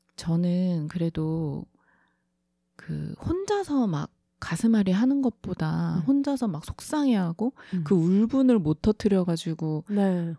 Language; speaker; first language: Korean; native; Korean